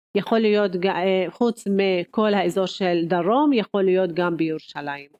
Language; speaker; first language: Hebrew; non-native, local second language; Arabic